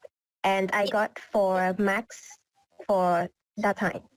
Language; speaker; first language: English; non-native, learner; Vietnamese